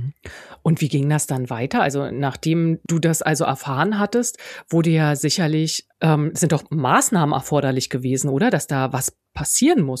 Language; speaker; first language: German; native; German